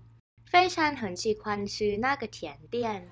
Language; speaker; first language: Chinese; non-native, learner; English